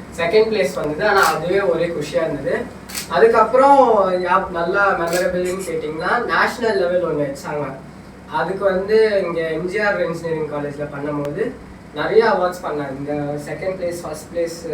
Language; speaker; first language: Tamil; native; Tamil